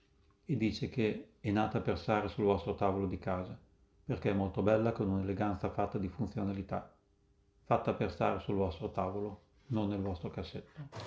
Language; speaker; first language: Italian; native; Italian